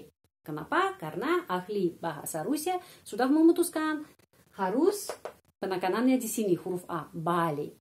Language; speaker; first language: Indonesian; non-native, fluent; Russian